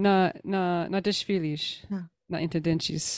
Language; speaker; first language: Portuguese; non-native, learner; English